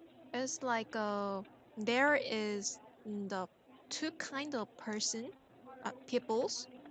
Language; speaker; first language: English; non-native, learner; Korean